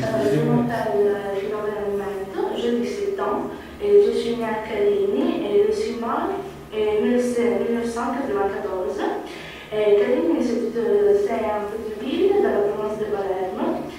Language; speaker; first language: French; non-native, learner; Italian